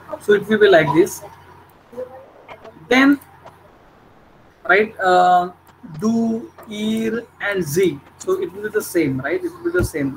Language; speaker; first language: English; non-native, local second language; Marathi